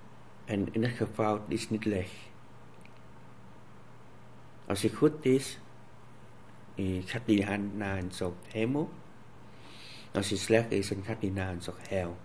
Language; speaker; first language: Dutch; non-native, fluent; Vietnamese